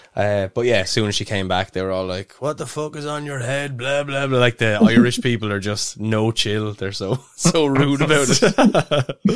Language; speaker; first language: English; native; English